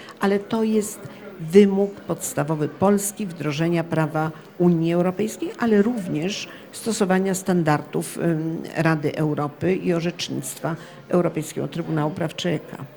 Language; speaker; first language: Polish; native; Polish